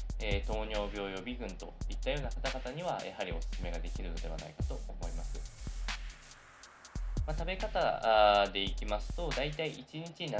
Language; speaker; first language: Japanese; native; Japanese